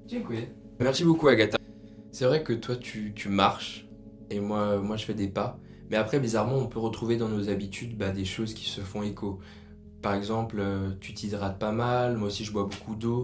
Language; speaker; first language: French; native; French